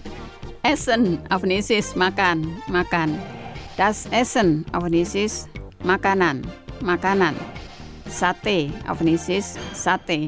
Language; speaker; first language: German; non-native, fluent; Indonesian